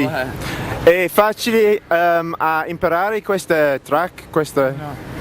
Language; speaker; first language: Italian; non-native, learner; English